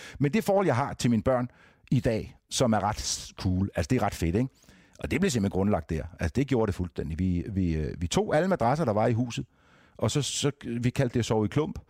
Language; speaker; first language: Danish; native; Danish